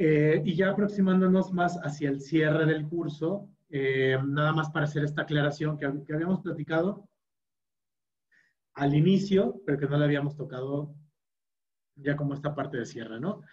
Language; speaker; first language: Spanish; native; Spanish